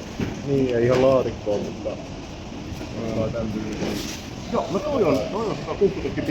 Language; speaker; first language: Finnish; native; Finnish